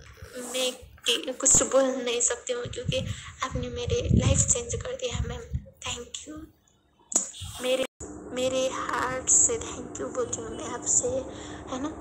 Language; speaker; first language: Hindi; non-native, learner; Nepali